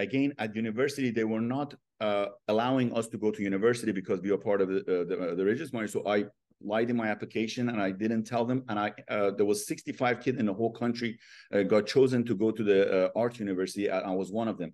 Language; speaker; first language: English; non-native, fluent; Persian